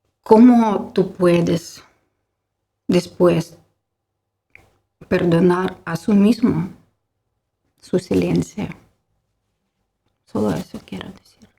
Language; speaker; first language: Spanish; non-native, learner; Ukrainian